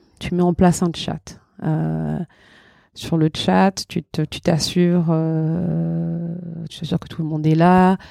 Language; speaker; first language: French; early bilingual, other home language; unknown